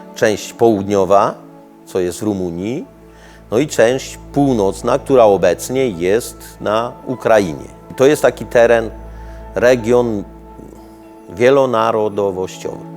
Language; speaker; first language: Polish; early bilingual, heritage; Romanian